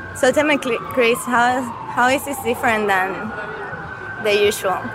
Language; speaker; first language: English; non-native, fluent; Spanish